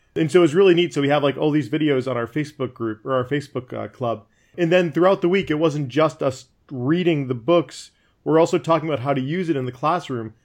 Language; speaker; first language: English; native; English